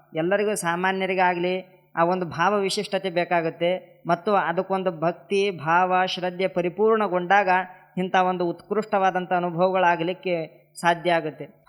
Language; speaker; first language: Kannada; native; Kannada